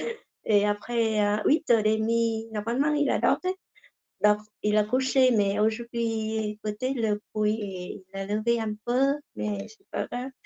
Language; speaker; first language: French; non-native, learner; Vietnamese